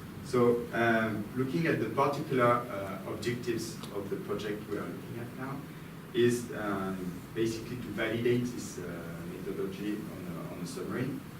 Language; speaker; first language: English; non-native, fluent; French